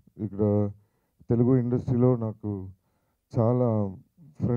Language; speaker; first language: Telugu; non-native, learner; Tamil